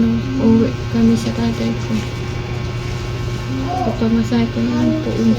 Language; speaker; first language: Filipino; non-native, local second language; Waray